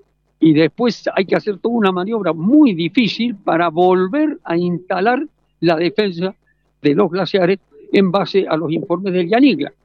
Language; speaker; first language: Spanish; native; Spanish